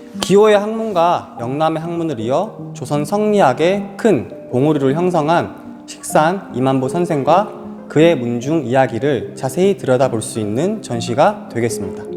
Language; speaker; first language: Korean; native; Korean